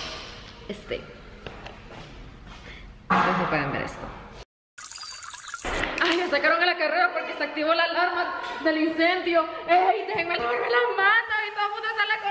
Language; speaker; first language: Spanish; native; Spanish